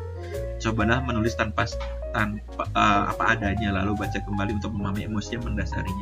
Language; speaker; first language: Indonesian; native; Indonesian